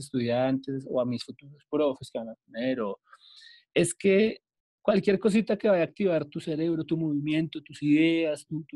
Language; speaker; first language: Spanish; native; Spanish